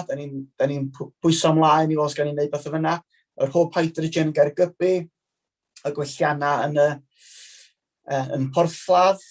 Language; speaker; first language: Welsh; native; Welsh